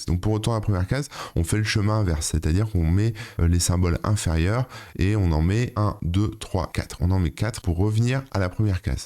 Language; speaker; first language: French; native; French